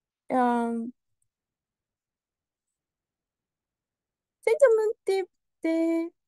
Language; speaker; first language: French; non-native, learner; Spanish